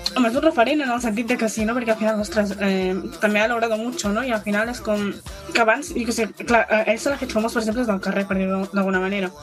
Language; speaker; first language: Catalan; early bilingual, other home language; Arabic